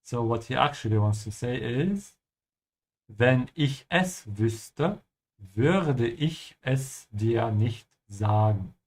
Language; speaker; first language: German; non-native, fluent; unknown